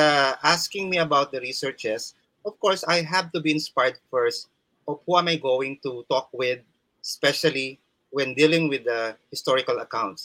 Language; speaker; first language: English; non-native, local second language; Waray